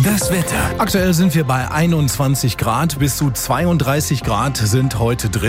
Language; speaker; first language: German; native; German